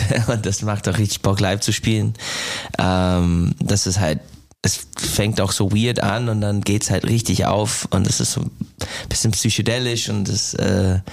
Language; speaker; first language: German; non-native, fluent; English